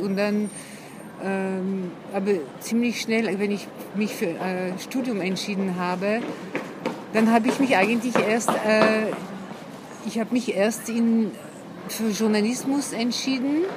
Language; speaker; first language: German; non-native, fluent; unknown